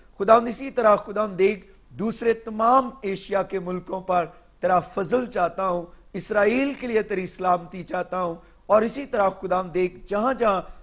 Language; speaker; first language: Urdu; non-native, local second language; Punjabi